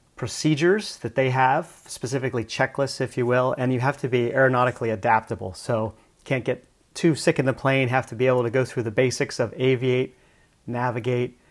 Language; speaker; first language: English; native; English